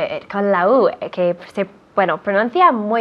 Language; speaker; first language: Spanish; non-native, fluent; English